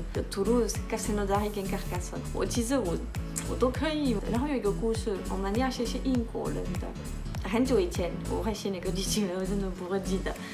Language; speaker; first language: Chinese; non-native, fluent; French